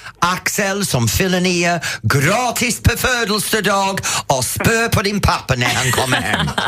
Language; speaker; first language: Swedish; non-native, fluent; English